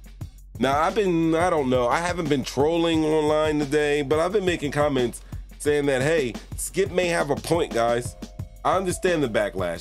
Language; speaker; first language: English; native; English